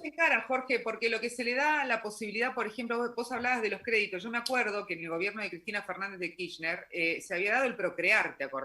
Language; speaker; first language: Spanish; native; Spanish